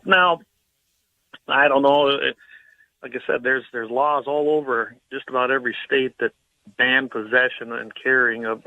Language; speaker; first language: English; native; English